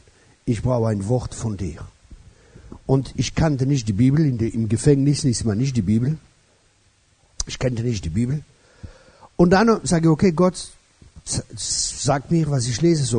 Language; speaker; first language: German; non-native, fluent; French